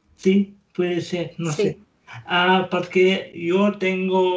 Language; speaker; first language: Spanish; non-native, learner; German